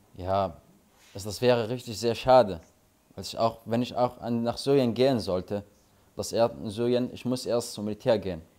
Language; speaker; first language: German; non-native, learner; Arabic